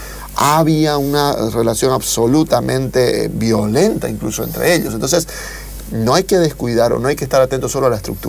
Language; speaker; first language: Spanish; native; Spanish